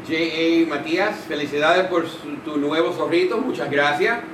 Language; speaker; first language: Spanish; early bilingual, heritage; Spanish